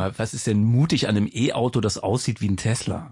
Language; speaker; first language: German; native; German